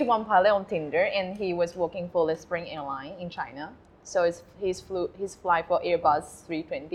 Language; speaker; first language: English; non-native, fluent; Chinese